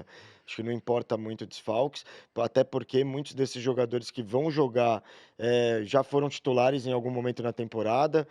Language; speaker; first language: Portuguese; native; Portuguese